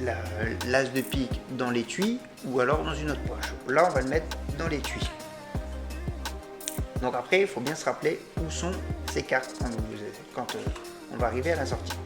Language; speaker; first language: French; native; French